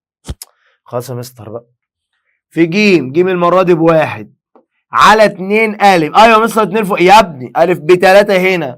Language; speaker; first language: Arabic; native; Arabic